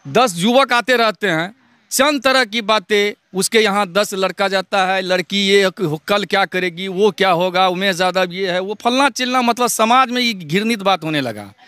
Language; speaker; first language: Hindi; native; Hindi